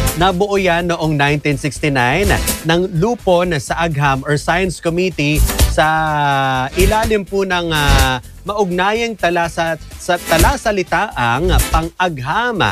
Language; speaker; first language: Filipino; native; Filipino